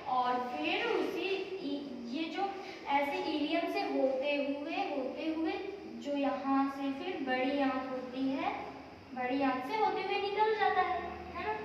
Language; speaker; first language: Hindi; native; Hindi